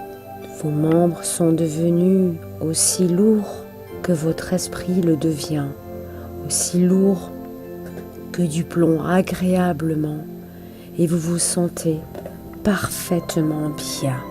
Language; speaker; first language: French; native; French